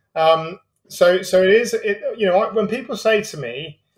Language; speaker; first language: English; native; English